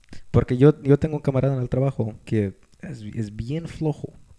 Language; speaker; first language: Spanish; early bilingual, heritage; Spanish